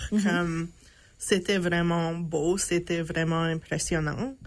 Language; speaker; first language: French; non-native, local second language; English